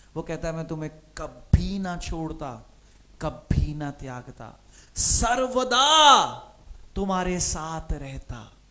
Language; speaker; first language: Hindi; non-native, local second language; Punjabi